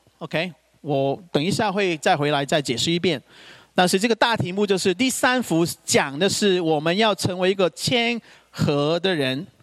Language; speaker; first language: Chinese; non-native, local second language; Cantonese